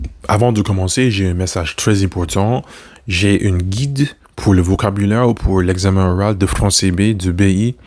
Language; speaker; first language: French; non-native, learner; English